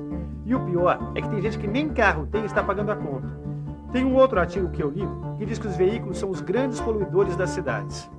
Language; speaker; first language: Portuguese; native; Portuguese